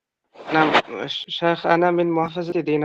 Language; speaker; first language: Arabic; non-native, learner; Bangla